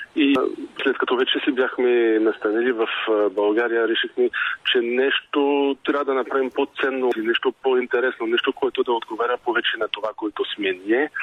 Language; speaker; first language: Bulgarian; non-native, fluent; French